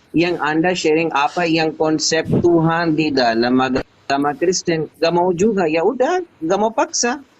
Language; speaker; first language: Indonesian; non-native, learner; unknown